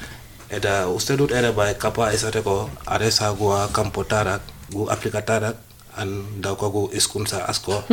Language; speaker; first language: Basque; non-native, learner; Wolof